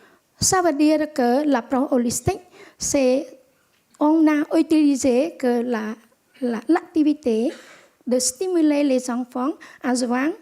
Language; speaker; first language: French; non-native, local second language; Khmer